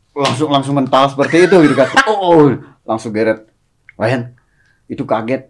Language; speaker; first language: Indonesian; non-native, local second language; Sundanese